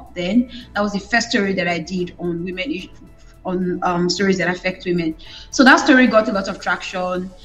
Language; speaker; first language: English; non-native, local second language; Bini